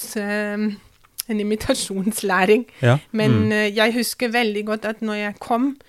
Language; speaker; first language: Norwegian; non-native, fluent; German